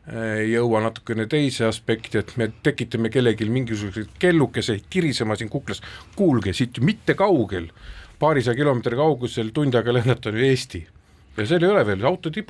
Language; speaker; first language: Estonian; native; Estonian